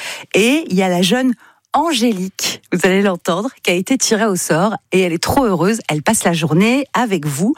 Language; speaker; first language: French; native; French